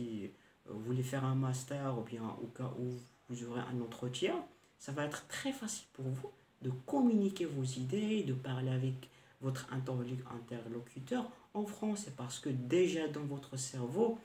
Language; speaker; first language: French; non-native, local second language; Arabic